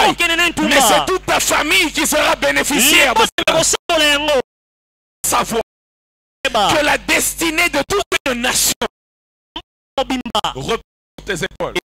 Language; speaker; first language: French; non-native, local second language; Lingala